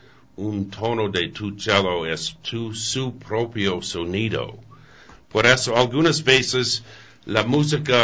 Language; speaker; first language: Spanish; non-native, learner; English